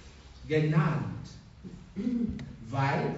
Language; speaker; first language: German; non-native, fluent; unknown